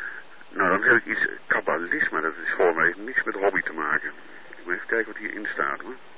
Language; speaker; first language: Dutch; native; Dutch